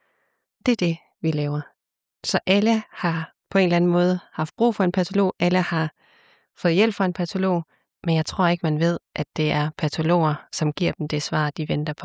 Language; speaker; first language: Danish; native; Danish